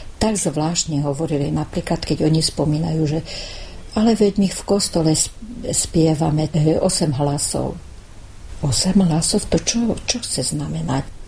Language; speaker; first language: Slovak; early bilingual, heritage; Slovak